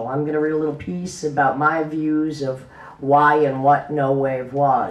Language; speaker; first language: English; native; English